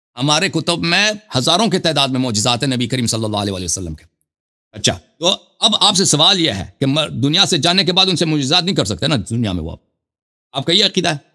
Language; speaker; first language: Urdu; non-native, fluent; Persian